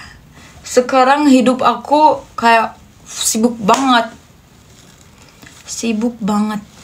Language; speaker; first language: Indonesian; non-native, fluent; Turkish